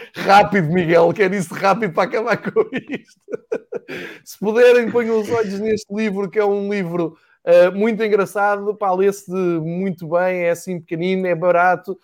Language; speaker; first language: Portuguese; native; Portuguese